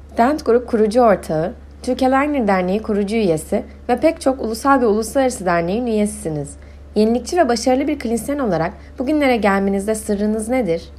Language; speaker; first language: Turkish; native; Turkish